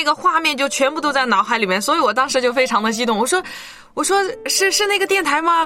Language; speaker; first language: Chinese; native; Chinese